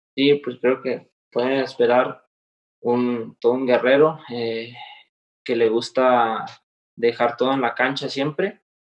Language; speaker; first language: Spanish; native; Spanish